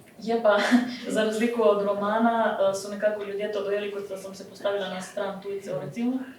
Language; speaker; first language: Slovenian; early bilingual, other home language; Bosnian